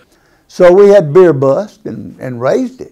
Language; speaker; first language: English; native; English